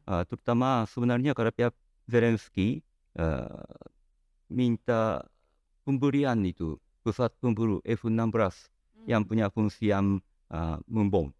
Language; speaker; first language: Indonesian; non-native, fluent; Japanese